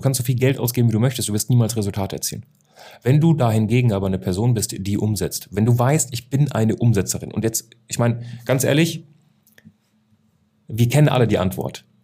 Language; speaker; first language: German; native; German